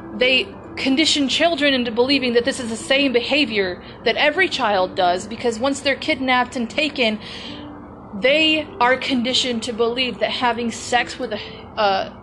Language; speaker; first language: English; native; English